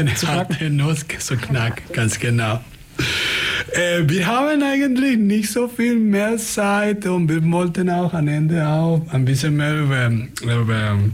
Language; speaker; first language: German; non-native, fluent; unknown